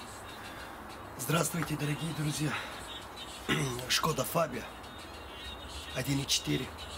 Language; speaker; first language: Russian; non-native, fluent; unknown